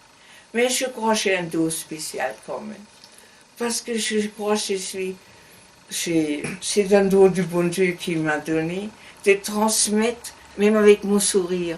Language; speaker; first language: French; non-native, learner; German